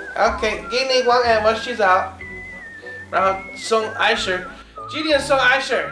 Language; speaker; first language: Chinese; non-native, learner; English